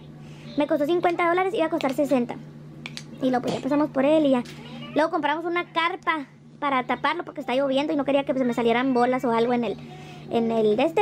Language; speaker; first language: Spanish; native; Spanish